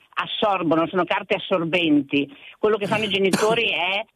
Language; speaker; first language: Italian; native; Italian